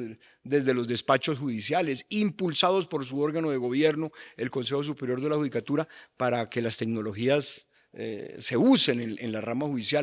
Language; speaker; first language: Spanish; native; Spanish